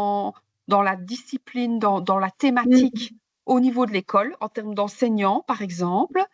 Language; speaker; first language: French; native; French